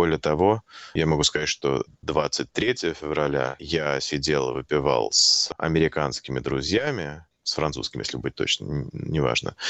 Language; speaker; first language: Russian; native; Russian